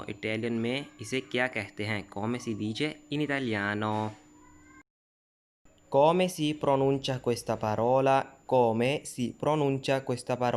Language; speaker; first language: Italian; non-native, fluent; Hindi